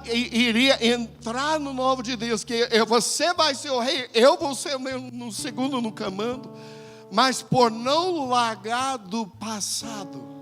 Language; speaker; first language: Portuguese; non-native, fluent; English